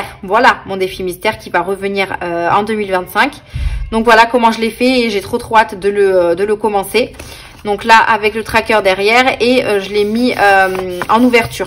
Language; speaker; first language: French; native; French